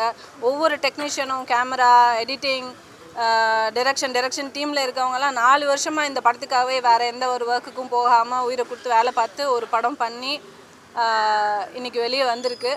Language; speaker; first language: Tamil; native; Tamil